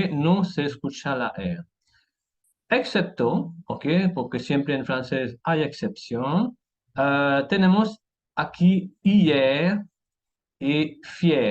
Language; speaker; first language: Spanish; non-native, fluent; French